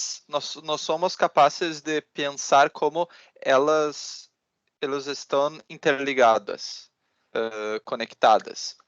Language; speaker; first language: Portuguese; non-native, learner; Spanish